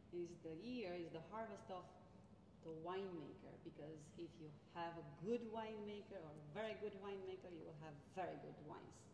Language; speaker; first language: English; non-native, fluent; Romanian